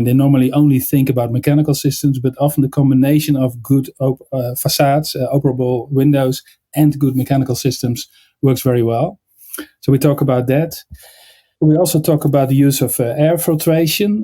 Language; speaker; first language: English; non-native, fluent; Dutch